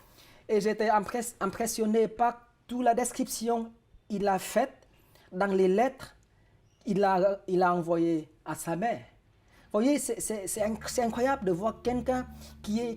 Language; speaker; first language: French; non-native, fluent; Vietnamese